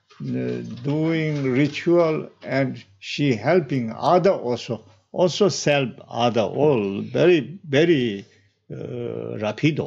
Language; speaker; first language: English; non-native, learner; Tibetan